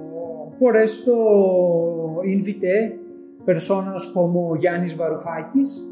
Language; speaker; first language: Spanish; non-native, fluent; Greek